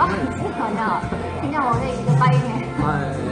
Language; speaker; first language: Korean; non-native, fluent; Chinese